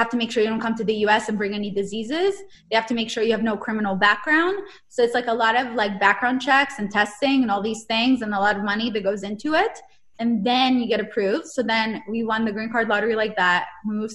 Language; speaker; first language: English; non-native, fluent; Hebrew